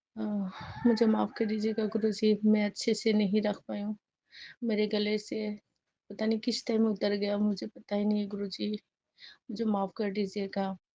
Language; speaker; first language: Hindi; non-native, local second language; Assamese